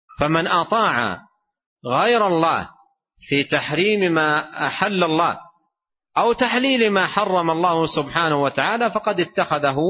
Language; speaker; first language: Arabic; native; Arabic